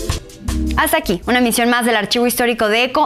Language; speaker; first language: Spanish; native; Spanish